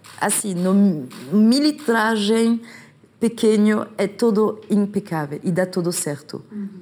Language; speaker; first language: Portuguese; non-native, fluent; French